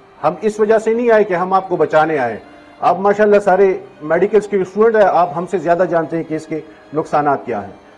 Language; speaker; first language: Urdu; non-native, local second language; Pashto